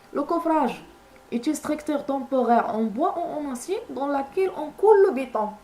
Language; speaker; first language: French; non-native, local second language; Arabic